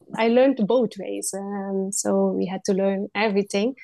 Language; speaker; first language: English; non-native, learner; Dutch